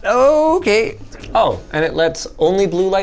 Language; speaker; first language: English; native; English